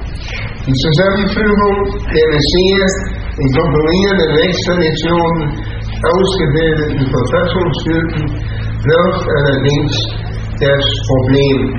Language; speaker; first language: German; native; German